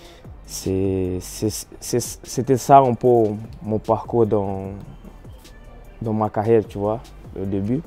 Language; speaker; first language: French; non-native, fluent; Portuguese